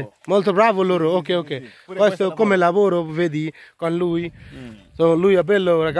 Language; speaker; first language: Italian; non-native, learner; Bangla